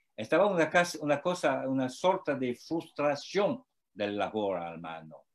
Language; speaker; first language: Spanish; non-native, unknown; French